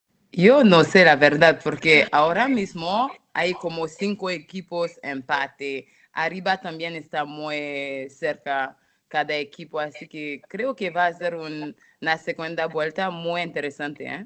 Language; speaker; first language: Spanish; non-native, fluent; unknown